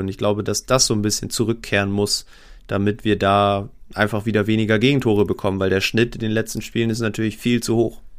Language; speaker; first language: German; native; German